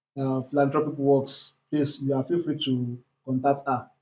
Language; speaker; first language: English; non-native, local second language; Yoruba